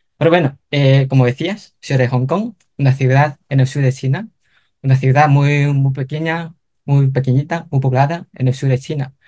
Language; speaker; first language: Spanish; non-native, fluent; Cantonese